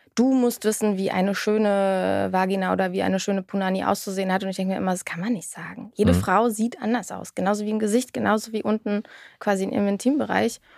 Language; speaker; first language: German; native; German